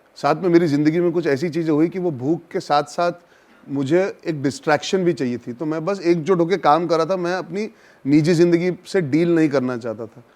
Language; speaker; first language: Hindi; native; Hindi